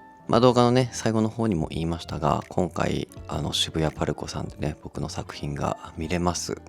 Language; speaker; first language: Japanese; native; Japanese